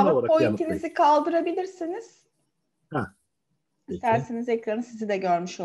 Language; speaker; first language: Turkish; native; Turkish